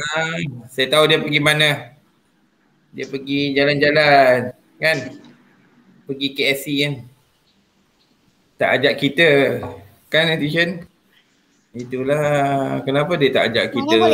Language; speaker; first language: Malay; non-native, local second language; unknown